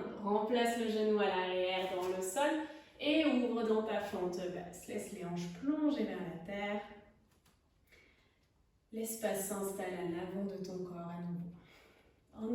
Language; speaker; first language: French; native; French